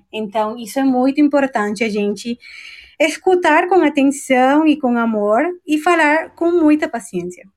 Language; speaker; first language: Portuguese; non-native, fluent; Spanish